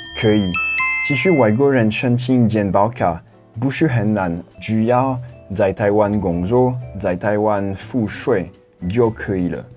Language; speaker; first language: Chinese; non-native, fluent; French